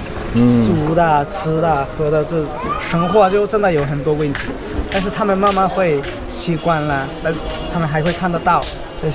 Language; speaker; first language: Chinese; non-native, learner; Bangla